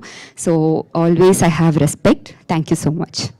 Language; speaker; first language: Telugu; non-native, fluent; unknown